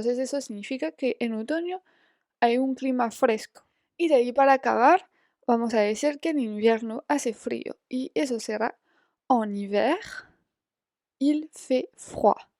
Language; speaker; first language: Spanish; non-native, fluent; French